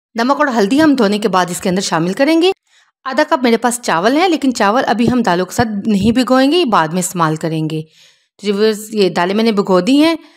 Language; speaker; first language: Urdu; native; Urdu